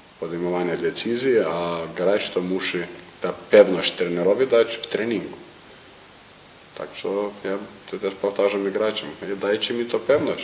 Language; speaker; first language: Polish; non-native, learner; Lithuanian